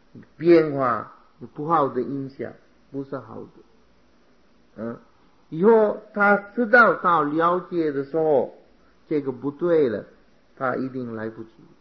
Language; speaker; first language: Chinese; non-native, fluent; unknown